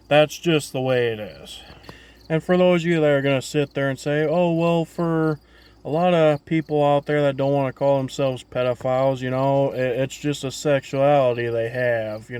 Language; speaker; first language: English; native; English